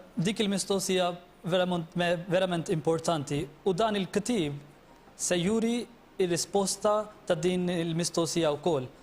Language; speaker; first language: Maltese; non-native, fluent; Urdu